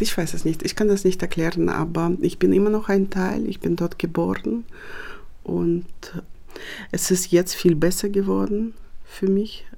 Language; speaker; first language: German; non-native, fluent; Russian